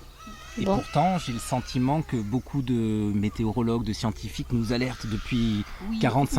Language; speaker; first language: French; native; French